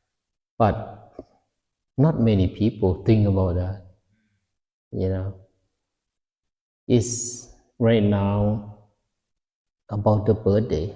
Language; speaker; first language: English; non-native, fluent; Lao